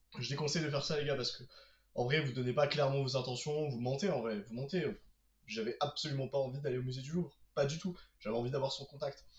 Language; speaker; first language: French; native; French